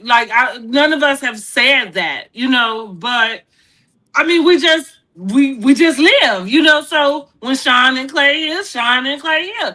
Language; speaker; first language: English; native; English